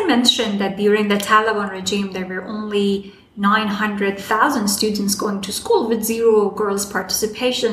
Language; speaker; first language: English; non-native, fluent; Persian